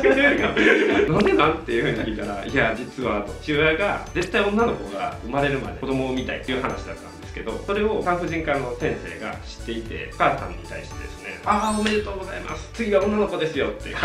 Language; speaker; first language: Japanese; native; Japanese